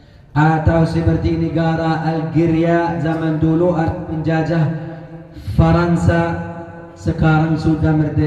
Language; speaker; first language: Indonesian; non-native, fluent; Arabic